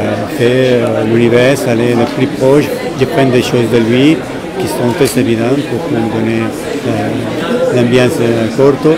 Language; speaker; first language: French; non-native, fluent; Spanish